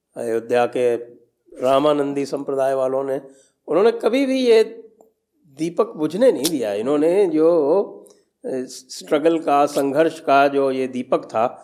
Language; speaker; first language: Hindi; native; Hindi